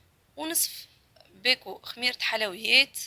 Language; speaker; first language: Arabic; native; Arabic